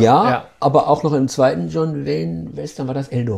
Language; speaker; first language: German; native; German